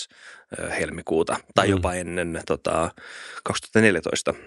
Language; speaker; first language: Finnish; native; Finnish